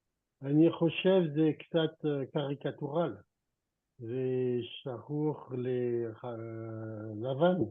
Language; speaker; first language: Hebrew; non-native, learner; French